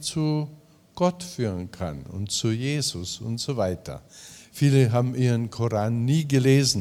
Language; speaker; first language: German; native; German